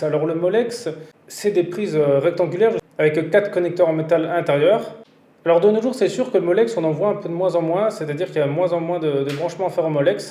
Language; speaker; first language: French; native; French